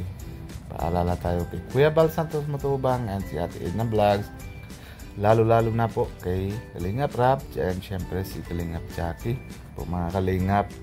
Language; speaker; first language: Filipino; non-native, learner; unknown